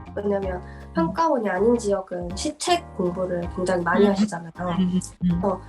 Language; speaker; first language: Korean; native; Korean